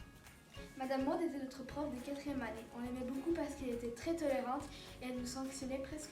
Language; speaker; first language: French; native; French